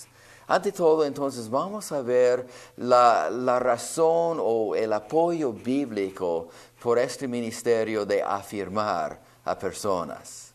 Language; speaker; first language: Spanish; non-native, fluent; English